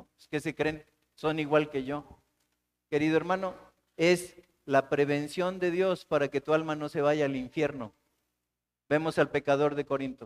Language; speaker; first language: Spanish; native; Spanish